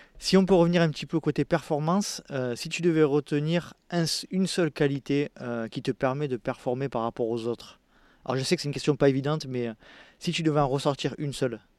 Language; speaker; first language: French; native; French